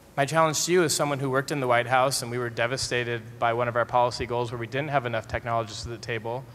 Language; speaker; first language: English; native; English